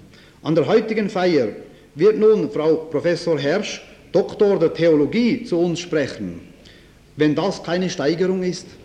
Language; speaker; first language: German; native; German